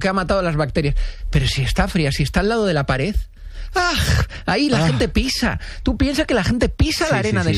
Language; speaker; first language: Spanish; native; Spanish